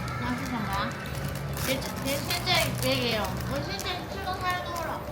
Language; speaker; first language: Chinese; non-native, fluent; Korean